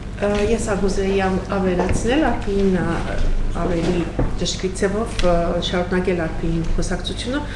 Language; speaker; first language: Armenian; early bilingual, heritage; Armenian